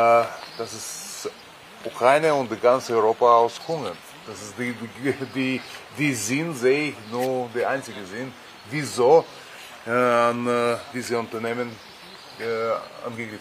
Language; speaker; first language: German; non-native, fluent; Russian